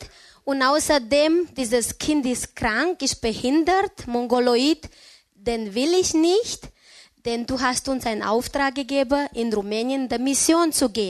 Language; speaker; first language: German; non-native, learner; Romanian